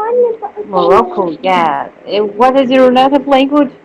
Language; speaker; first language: English; non-native, learner; Arabic